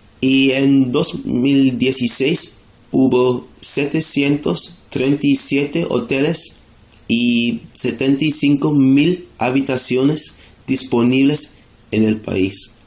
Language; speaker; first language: Spanish; non-native, fluent; English